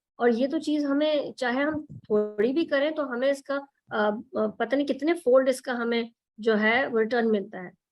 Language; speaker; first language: Urdu; native; Urdu